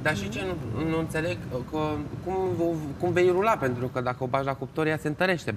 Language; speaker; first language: Romanian; native; Romanian